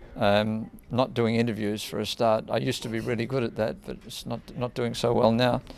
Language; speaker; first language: English; native; English